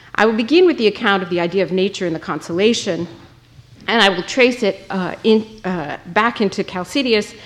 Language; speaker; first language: English; native; English